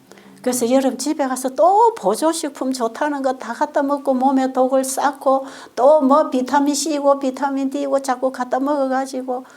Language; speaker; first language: Korean; native; Korean